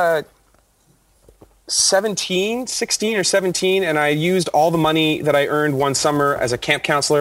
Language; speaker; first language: English; native; English